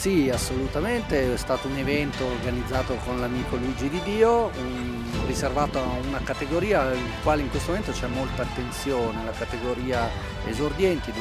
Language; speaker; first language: Italian; native; Italian